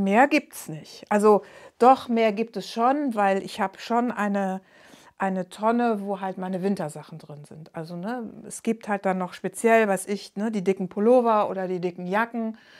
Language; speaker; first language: German; native; German